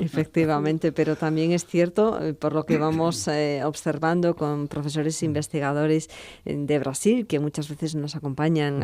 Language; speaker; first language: Spanish; native; Spanish